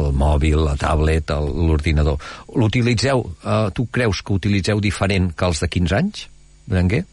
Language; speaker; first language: Catalan; native; Catalan